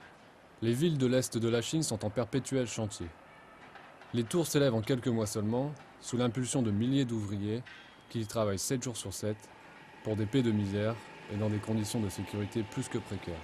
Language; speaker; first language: French; native; French